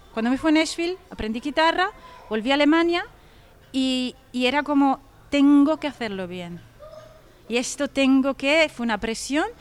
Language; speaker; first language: Spanish; non-native, fluent; Italian